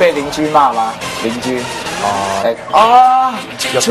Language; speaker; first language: Chinese; native; Chinese